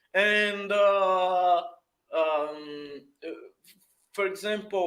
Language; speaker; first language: English; non-native, fluent; Portuguese